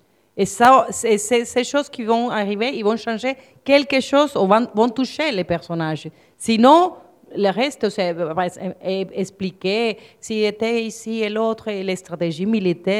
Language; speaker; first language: French; non-native, fluent; Spanish